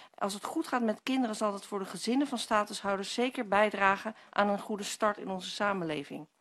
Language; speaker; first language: Dutch; native; Dutch